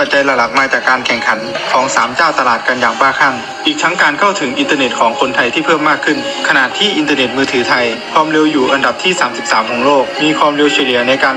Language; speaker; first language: Thai; native; Thai